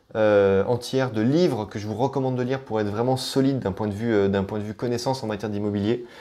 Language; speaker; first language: French; native; French